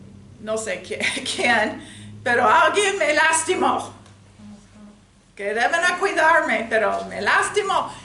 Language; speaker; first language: Spanish; non-native, learner; English